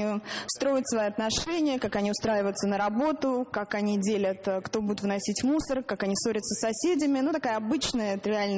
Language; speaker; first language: Russian; native; Russian